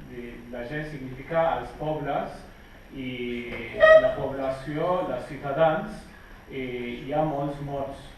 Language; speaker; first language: Catalan; non-native, fluent; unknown